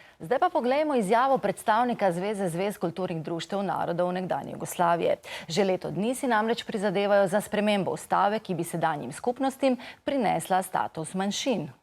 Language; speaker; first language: Slovenian; native; Slovenian